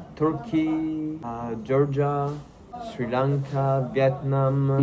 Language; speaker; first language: English; non-native, fluent; Italian